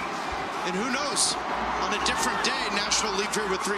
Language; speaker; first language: English; native; English